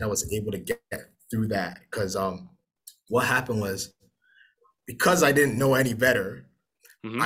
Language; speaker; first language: English; non-native, local second language; Akan